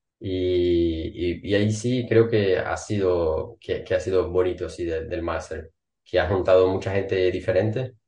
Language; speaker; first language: Spanish; non-native, fluent; Portuguese